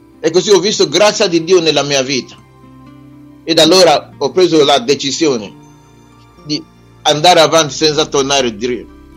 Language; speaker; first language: Italian; non-native, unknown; Igbo